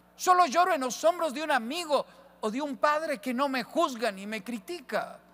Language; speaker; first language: Spanish; native; Spanish